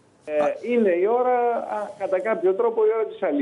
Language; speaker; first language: Greek; native; Greek